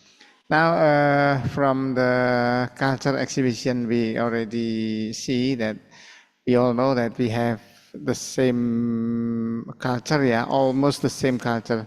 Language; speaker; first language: English; non-native, fluent; Indonesian